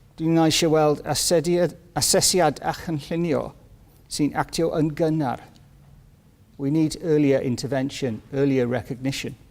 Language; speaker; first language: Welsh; non-native, learner; English